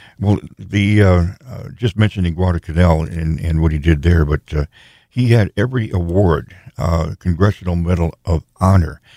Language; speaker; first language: English; native; English